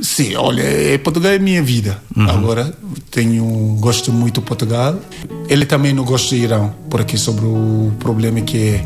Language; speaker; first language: Portuguese; non-native, learner; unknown